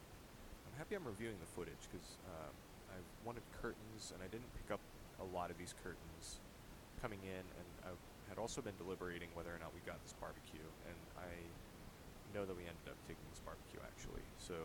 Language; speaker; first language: English; native; English